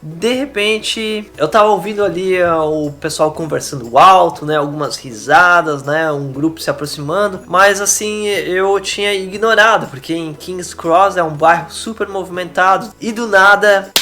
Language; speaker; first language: Portuguese; native; Portuguese